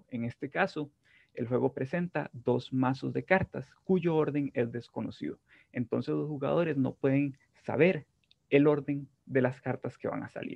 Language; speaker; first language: Spanish; native; Spanish